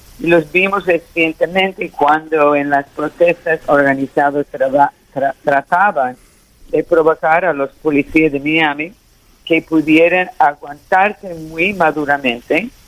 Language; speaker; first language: Spanish; early bilingual, heritage; Spanish